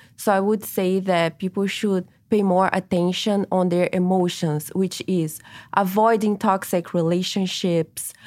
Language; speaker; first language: English; non-native, fluent; Portuguese